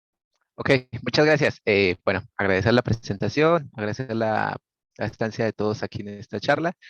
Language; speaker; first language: Spanish; native; Spanish